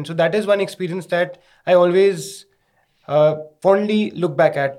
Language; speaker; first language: English; non-native, local second language; Hindi